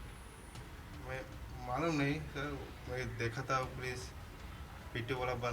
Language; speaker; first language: Hindi; non-native, local second language; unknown